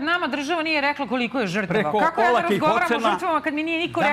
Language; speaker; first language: Serbian; native; Serbian